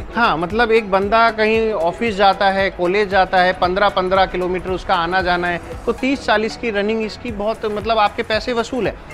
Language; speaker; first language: Hindi; native; Hindi